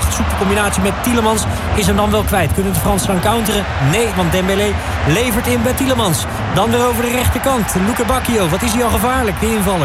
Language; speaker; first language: Dutch; native; Dutch